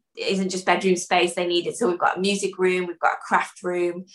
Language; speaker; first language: English; early bilingual, other home language; Dutch